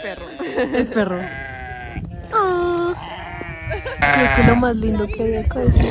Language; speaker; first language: Spanish; native; Spanish